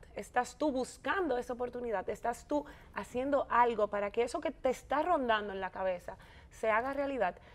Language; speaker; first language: Spanish; native; Spanish